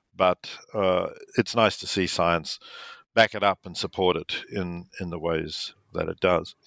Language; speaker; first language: English; native; English